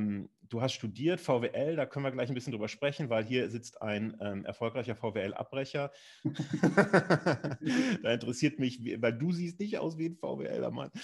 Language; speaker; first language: German; native; German